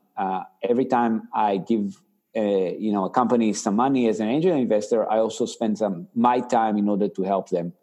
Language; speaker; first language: English; non-native, fluent; Hebrew